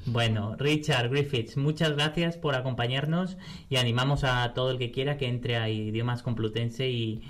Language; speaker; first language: Spanish; native; Spanish